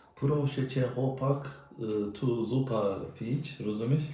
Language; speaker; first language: Polish; non-native, learner; Turkish